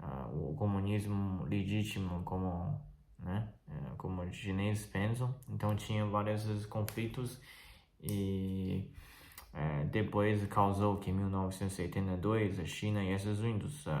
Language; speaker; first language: Portuguese; non-native, fluent; Chinese